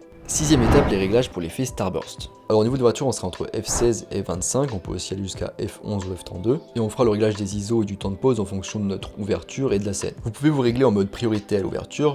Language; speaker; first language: French; native; French